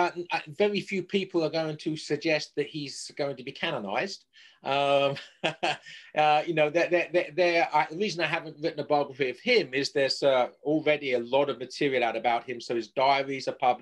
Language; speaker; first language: English; native; English